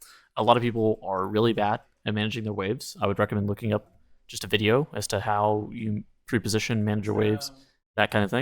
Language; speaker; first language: English; native; English